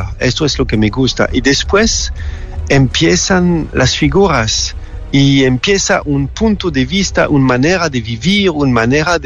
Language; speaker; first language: Spanish; non-native, fluent; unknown